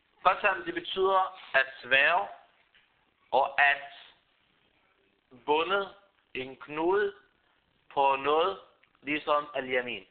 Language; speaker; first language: Danish; non-native, fluent; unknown